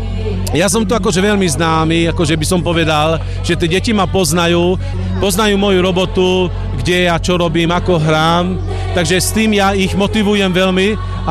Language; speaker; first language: Slovak; non-native, local second language; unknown